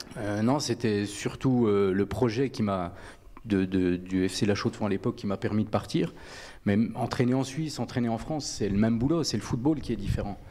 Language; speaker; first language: French; native; French